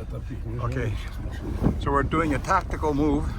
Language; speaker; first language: English; native; English